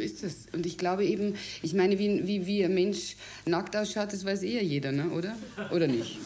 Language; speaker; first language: German; native; German